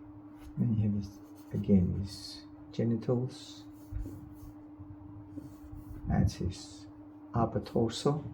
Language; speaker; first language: English; non-native, fluent; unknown